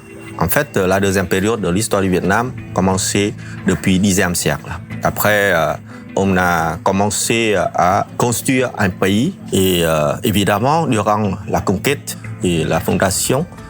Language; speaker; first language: French; non-native, fluent; Vietnamese